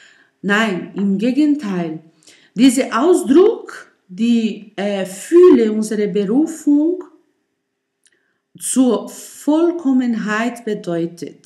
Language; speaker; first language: German; non-native, learner; Portuguese